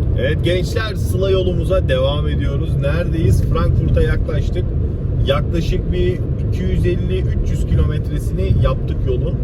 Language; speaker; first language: Turkish; early bilingual, heritage; Turkish